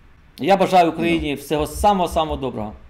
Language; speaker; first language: Ukrainian; non-native, local second language; Russian